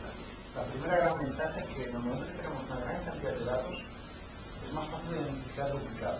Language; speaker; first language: Spanish; native; Spanish